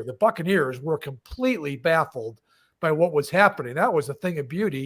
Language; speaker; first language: English; native; English